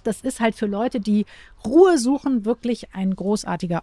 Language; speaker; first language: German; native; German